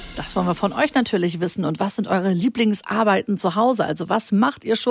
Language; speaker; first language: German; native; German